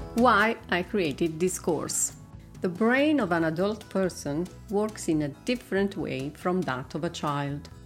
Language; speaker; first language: English; non-native, fluent; Italian